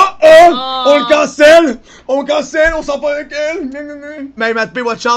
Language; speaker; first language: French; native; French